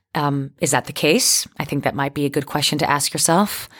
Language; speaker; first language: English; non-native, fluent; Dutch